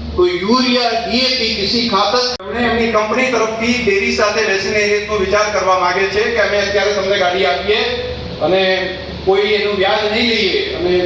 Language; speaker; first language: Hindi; non-native, local second language; Gujarati